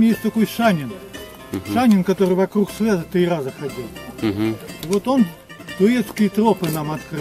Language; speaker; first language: Russian; native; Russian